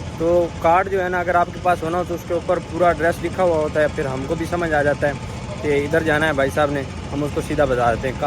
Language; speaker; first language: Urdu; non-native, local second language; Punjabi